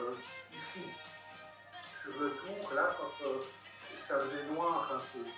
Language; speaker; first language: French; native; French